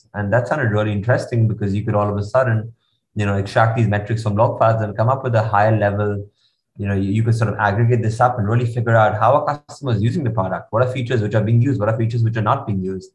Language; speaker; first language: English; non-native, local second language; Hindi